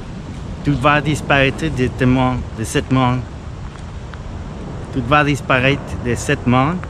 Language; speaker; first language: French; non-native, fluent; Spanish